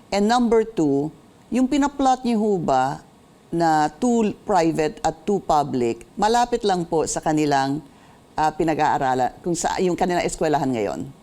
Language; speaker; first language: Filipino; native; Filipino